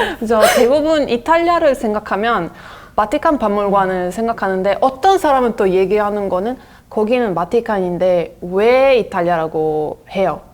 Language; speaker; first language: Korean; non-native, fluent; Italian